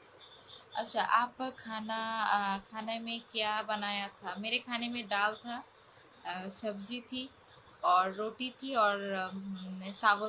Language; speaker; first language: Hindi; non-native, fluent; Bangla